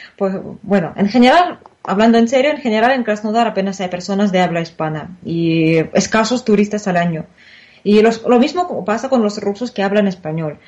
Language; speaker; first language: Spanish; non-native, fluent; Russian